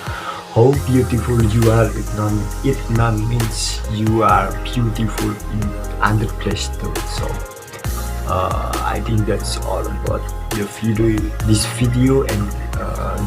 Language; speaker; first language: English; non-native, learner; Indonesian